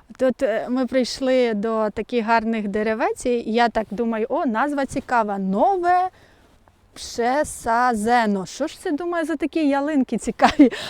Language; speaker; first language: Ukrainian; native; Ukrainian